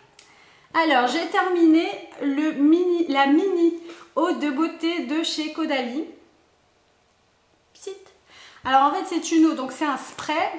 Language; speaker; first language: French; native; French